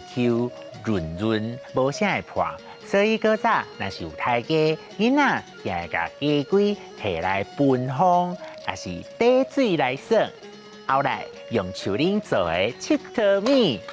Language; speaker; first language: Chinese; native; Chinese